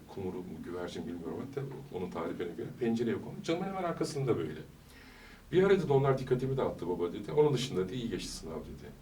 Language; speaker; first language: Turkish; early bilingual, heritage; Turkish